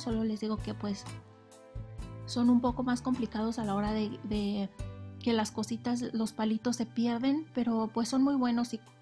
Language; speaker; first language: Spanish; native; Spanish